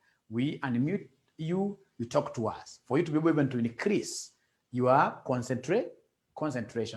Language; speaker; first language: English; non-native, local second language; Swahili